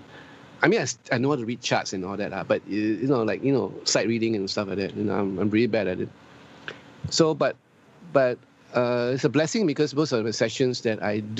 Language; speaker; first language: English; native; English